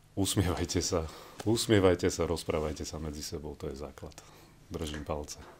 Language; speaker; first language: Slovak; native; Slovak